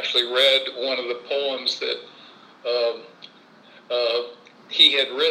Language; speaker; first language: English; native; English